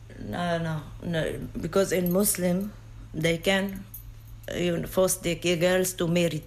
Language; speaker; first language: English; non-native, learner; Arabic